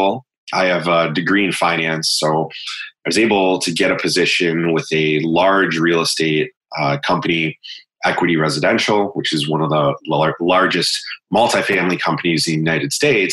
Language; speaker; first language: English; native; English